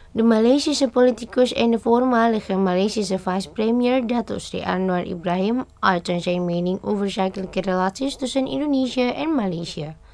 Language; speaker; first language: Dutch; non-native, fluent; Indonesian